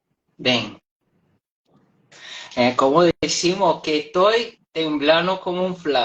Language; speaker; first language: Spanish; non-native, fluent; Portuguese